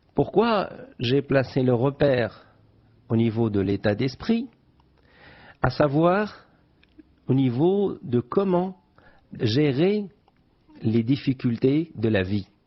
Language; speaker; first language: French; non-native, local second language; Arabic